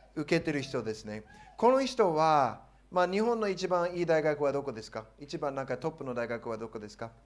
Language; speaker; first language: Japanese; non-native, fluent; English